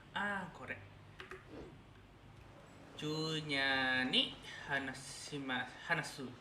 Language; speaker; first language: Japanese; non-native, learner; Indonesian